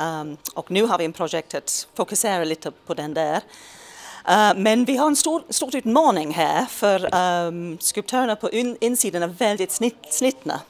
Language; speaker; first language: Swedish; non-native, fluent; English